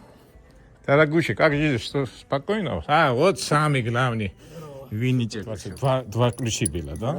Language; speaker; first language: Russian; non-native, fluent; Georgian